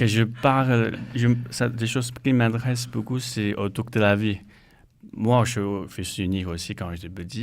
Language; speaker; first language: French; non-native, learner; Chinese